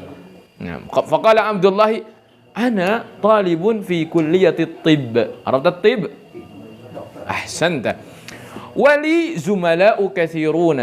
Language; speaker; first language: Arabic; non-native, fluent; Indonesian